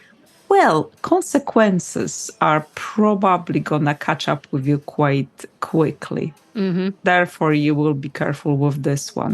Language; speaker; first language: English; non-native, fluent; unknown